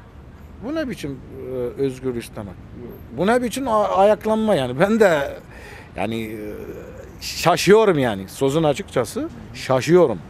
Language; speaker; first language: Turkish; non-native, fluent; Armenian